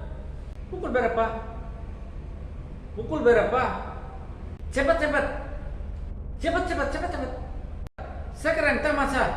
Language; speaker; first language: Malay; non-native, learner; Bangla